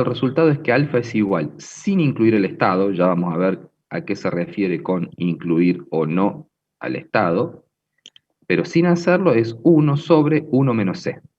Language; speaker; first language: Spanish; native; Spanish